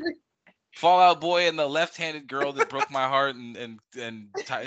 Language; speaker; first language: English; native; English